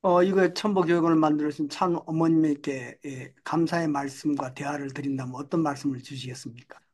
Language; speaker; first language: Korean; native; Korean